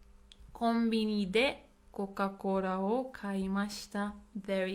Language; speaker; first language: Japanese; non-native, fluent; English